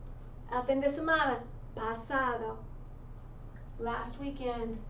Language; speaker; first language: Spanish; non-native, fluent; English